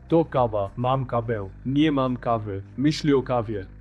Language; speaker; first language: Polish; non-native, learner; Bangla